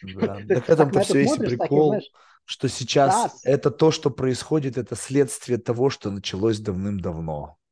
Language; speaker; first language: Russian; native; Russian